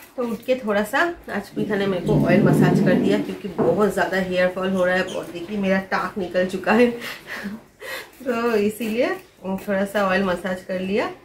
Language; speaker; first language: Hindi; non-native, local second language; Bangla